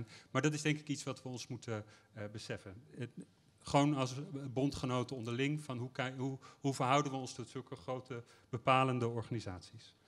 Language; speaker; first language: Dutch; native; Dutch